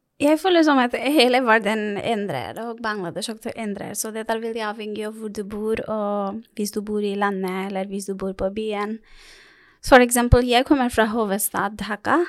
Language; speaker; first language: Norwegian; non-native, fluent; Bangla